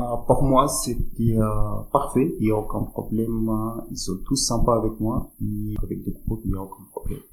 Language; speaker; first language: French; non-native, learner; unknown